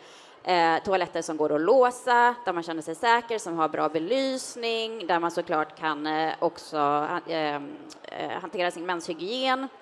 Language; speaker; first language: Swedish; native; Swedish